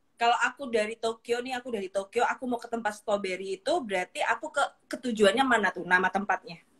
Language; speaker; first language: Indonesian; native; Indonesian